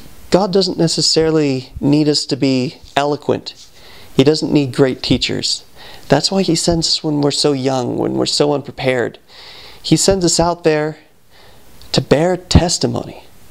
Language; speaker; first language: English; native; English